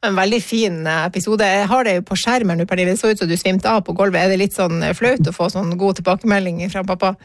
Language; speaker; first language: Norwegian; native; Norwegian